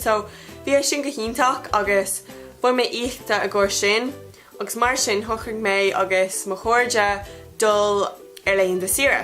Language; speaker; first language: Irish; non-native, local second language; English